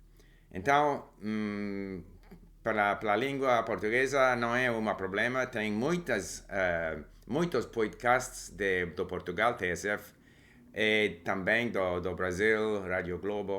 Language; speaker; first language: Portuguese; non-native, learner; English